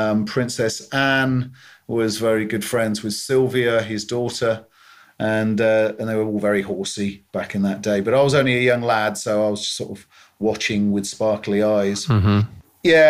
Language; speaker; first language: English; native; English